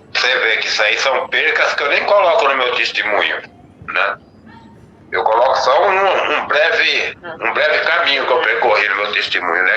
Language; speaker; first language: Portuguese; native; Portuguese